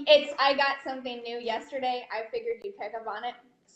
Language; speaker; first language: English; native; English